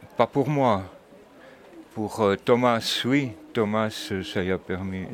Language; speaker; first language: French; native; French